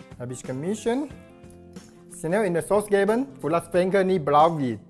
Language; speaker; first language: German; non-native, learner; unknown